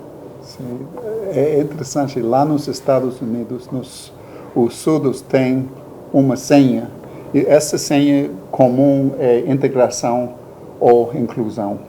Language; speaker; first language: Portuguese; non-native, learner; English